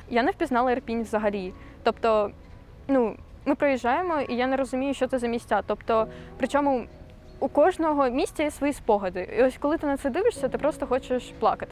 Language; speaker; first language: Ukrainian; native; Ukrainian